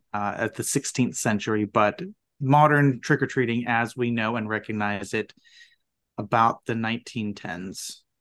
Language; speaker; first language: English; native; English